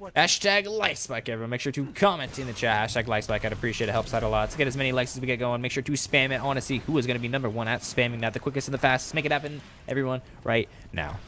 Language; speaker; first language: English; native; English